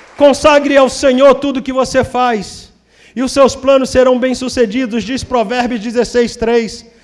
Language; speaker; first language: Portuguese; native; Portuguese